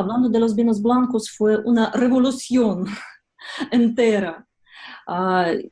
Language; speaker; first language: Spanish; non-native, fluent; Russian